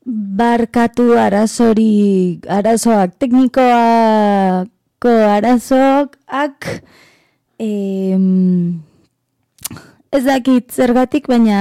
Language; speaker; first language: Basque; non-native, learner; Spanish